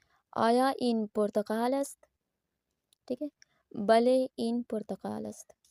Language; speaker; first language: Persian; non-native, fluent; Urdu